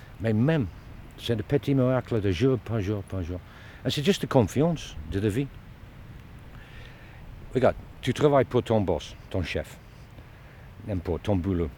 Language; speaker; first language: French; non-native, learner; Dutch